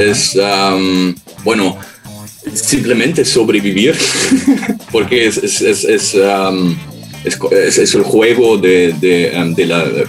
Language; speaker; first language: Spanish; non-native, learner; German